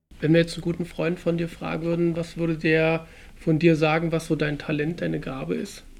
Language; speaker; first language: German; native; German